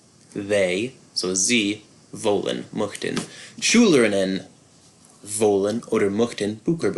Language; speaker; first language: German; non-native, fluent; English